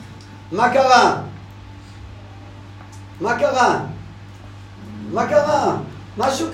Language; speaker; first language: Hebrew; non-native, fluent; English